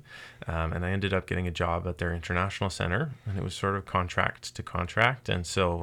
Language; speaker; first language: English; native; English